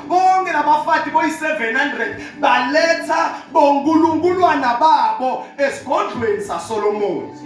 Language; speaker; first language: Zulu; non-native, local second language; Swati